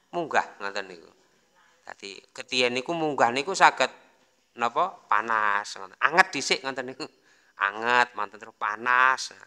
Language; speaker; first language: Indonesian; non-native, local second language; Javanese